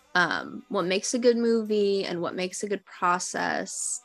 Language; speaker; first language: English; native; English